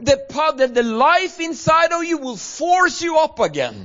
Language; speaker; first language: English; non-native, fluent; Swedish